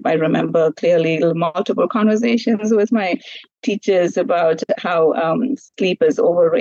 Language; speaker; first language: English; non-native, local second language; Malayalam